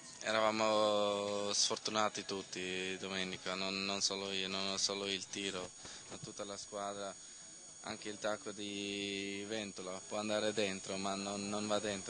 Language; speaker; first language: Italian; non-native, learner; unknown